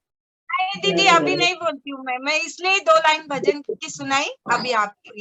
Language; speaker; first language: Hindi; native; Hindi